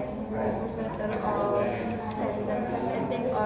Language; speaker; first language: English; non-native, learner; Indonesian